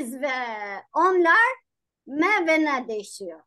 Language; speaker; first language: Turkish; non-native, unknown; Albanian